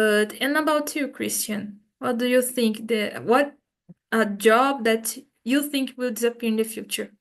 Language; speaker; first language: English; non-native, fluent; Portuguese